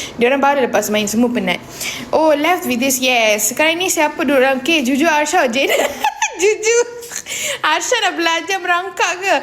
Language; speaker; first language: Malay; non-native, local second language; Tamil